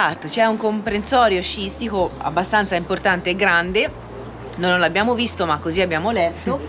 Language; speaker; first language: Italian; native; Italian